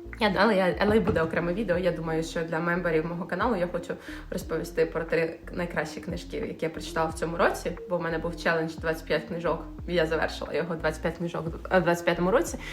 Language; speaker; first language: Ukrainian; native; Ukrainian